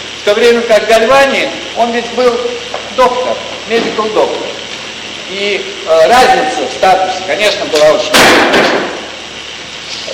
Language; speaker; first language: Russian; native; Russian